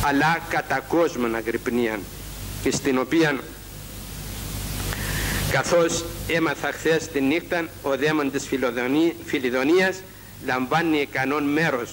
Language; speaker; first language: Greek; native; Greek